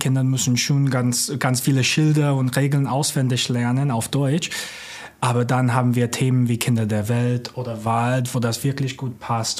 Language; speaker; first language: German; non-native, fluent; English